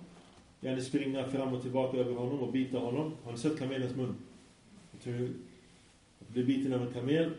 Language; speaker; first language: Swedish; early bilingual, other home language; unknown